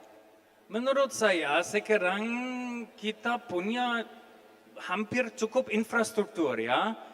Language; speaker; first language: Indonesian; non-native, fluent; German